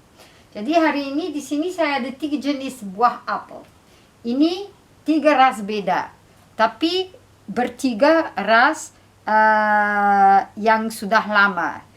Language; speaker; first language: Indonesian; non-native, fluent; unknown